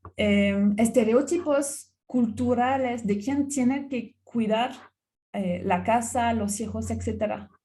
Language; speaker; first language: Spanish; non-native, fluent; French